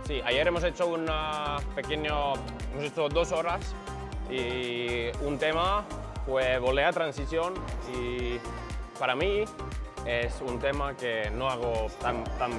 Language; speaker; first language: Spanish; non-native, learner; Finnish